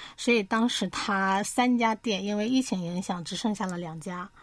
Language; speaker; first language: Chinese; native; Chinese